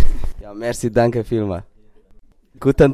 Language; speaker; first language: German; non-native, learner; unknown